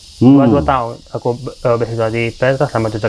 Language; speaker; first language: Indonesian; non-native, fluent; Italian